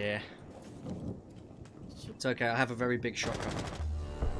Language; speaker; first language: English; native; English